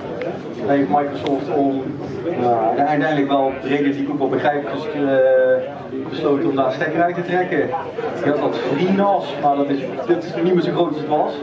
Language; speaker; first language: Dutch; native; Dutch